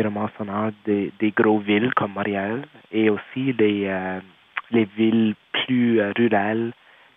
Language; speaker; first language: French; non-native, local second language; English